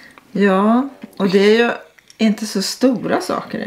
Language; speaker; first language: Swedish; native; Swedish